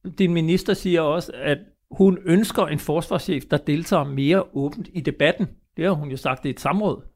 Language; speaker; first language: Danish; native; Danish